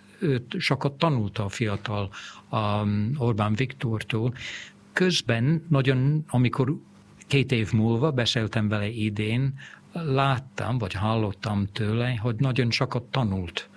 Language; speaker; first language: Hungarian; non-native, fluent; English